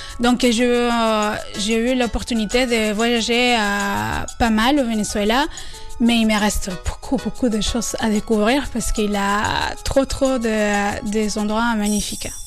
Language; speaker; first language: French; non-native, fluent; Spanish